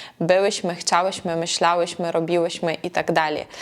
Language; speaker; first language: Polish; non-native, fluent; Ukrainian